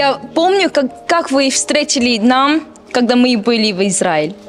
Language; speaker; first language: Russian; non-native, learner; Korean